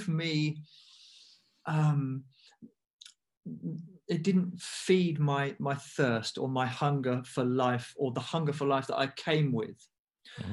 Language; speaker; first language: English; native; English